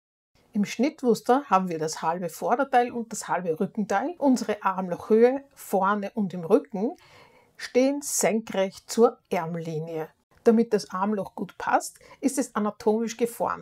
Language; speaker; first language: German; native; German